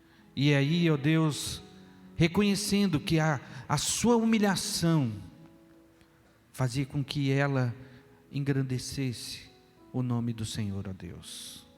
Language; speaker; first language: Portuguese; native; Portuguese